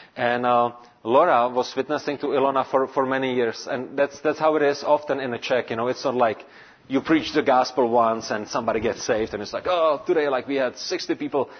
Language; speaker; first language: English; non-native, fluent; Czech